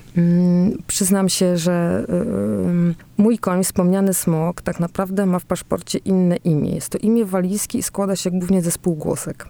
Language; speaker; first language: Polish; native; Polish